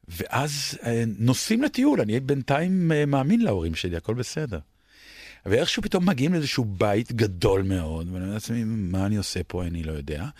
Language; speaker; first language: Hebrew; native; Hebrew